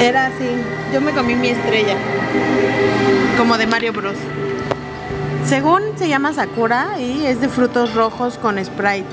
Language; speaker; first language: Spanish; native; Spanish